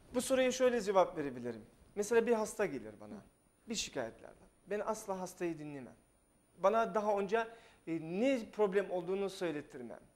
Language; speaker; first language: Turkish; non-native, fluent; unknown